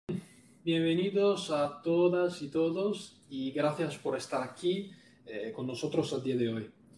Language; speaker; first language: Spanish; non-native, fluent; Italian